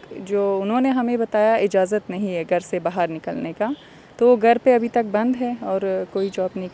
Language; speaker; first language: Hindi; non-native, fluent; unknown